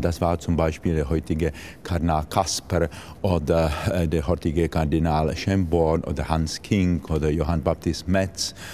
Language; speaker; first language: German; non-native, fluent; Czech